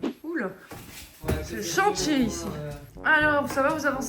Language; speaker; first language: French; native; French